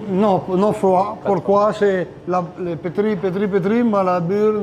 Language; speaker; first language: French; non-native, learner; Italian